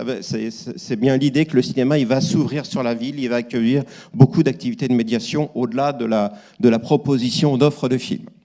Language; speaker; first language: French; native; French